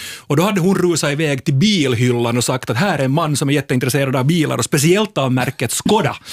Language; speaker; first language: Swedish; native; Swedish